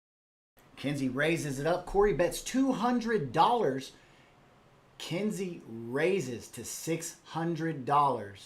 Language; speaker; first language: English; native; English